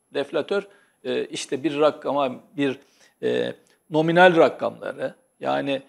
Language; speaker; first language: Turkish; native; Turkish